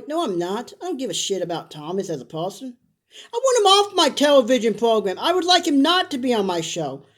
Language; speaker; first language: English; native; English